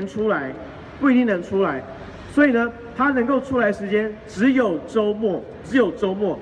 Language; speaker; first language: Chinese; native; Chinese